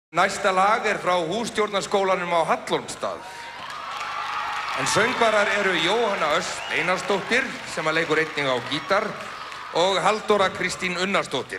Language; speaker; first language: Icelandic; native; Icelandic